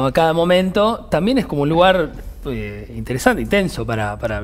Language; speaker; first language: Spanish; native; Spanish